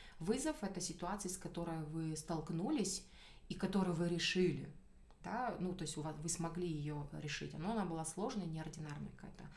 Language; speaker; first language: Russian; native; Russian